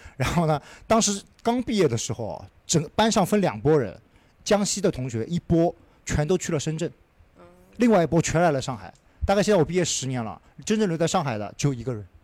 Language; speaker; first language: Chinese; native; Chinese